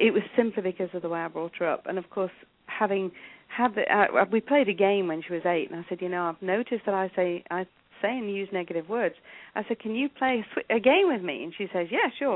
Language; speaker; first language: English; native; English